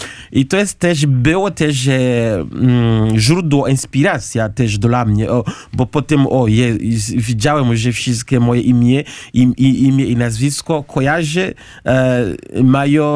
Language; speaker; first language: Polish; non-native, learner; Kinyarwanda